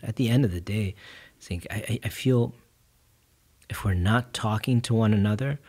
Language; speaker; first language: English; native; English